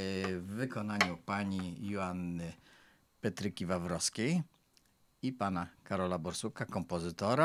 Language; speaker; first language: Polish; native; Polish